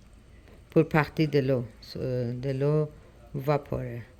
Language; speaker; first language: French; non-native, learner; Persian